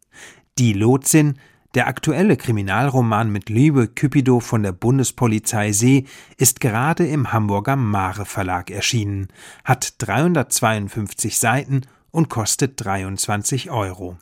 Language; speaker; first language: German; native; German